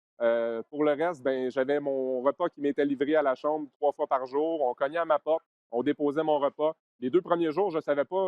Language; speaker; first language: French; native; French